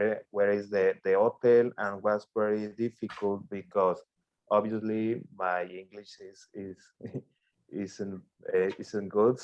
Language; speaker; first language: English; non-native, learner; Spanish